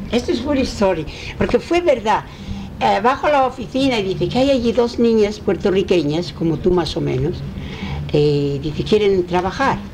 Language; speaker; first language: Spanish; early bilingual, heritage; Spanish